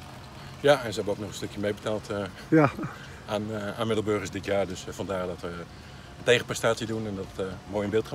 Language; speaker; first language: Dutch; native; Dutch